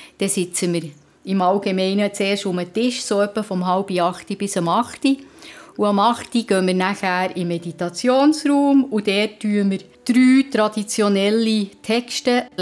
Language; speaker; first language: German; native; German